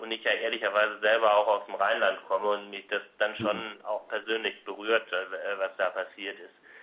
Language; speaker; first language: German; native; German